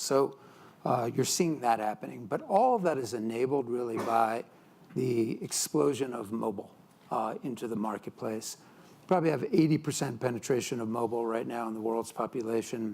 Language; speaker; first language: English; native; English